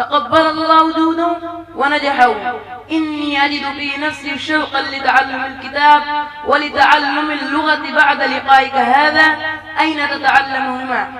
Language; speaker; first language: Arabic; non-native, learner; Urdu